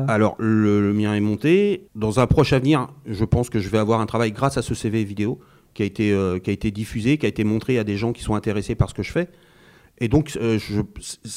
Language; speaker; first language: French; native; French